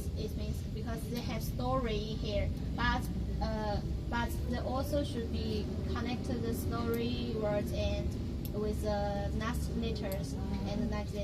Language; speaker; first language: English; non-native, learner; Chinese